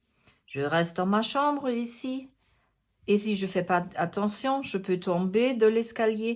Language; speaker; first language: French; non-native, fluent; German